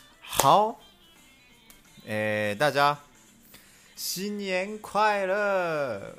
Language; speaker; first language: Chinese; non-native, fluent; Japanese